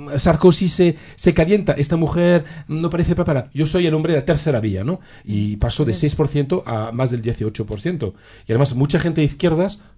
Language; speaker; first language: Spanish; non-native, fluent; French